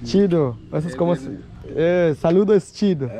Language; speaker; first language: Spanish; non-native, learner; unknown